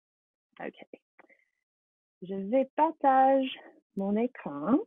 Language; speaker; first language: French; non-native, fluent; English